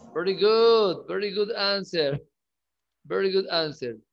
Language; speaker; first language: English; non-native, learner; Spanish